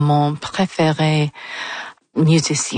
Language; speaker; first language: French; non-native, local second language; English